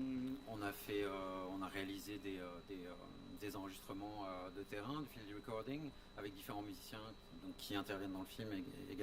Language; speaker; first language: French; native; French